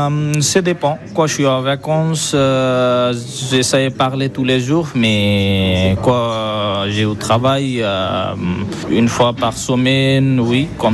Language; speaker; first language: French; non-native, learner; Bangla